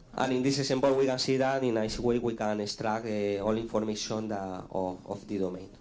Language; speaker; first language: English; non-native, fluent; Spanish